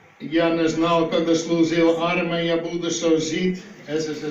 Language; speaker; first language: Russian; non-native, learner; Dutch